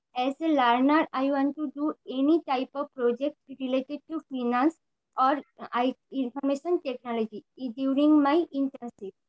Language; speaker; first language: English; non-native, local second language; Bangla